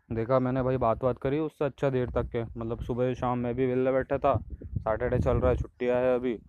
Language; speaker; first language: Hindi; native; Hindi